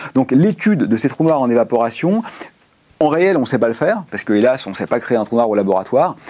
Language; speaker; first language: French; native; French